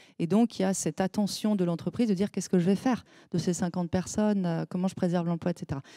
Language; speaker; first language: French; native; French